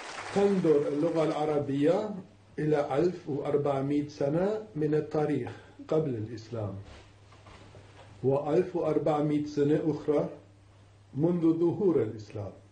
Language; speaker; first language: Arabic; non-native, fluent; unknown